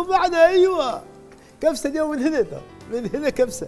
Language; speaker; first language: Arabic; native; Arabic